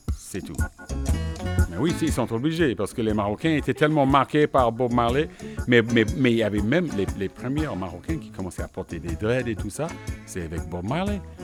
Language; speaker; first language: French; non-native, fluent; English